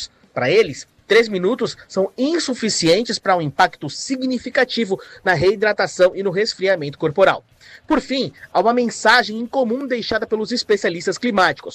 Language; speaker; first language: Portuguese; native; Portuguese